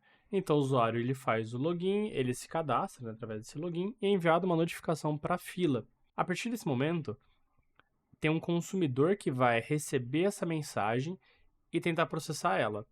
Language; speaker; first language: Portuguese; native; Portuguese